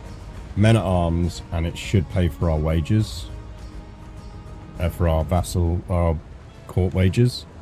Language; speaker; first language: English; native; English